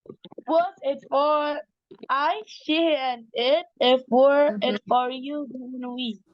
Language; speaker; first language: English; non-native, learner; Indonesian